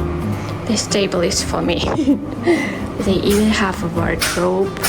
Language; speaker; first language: English; non-native, learner; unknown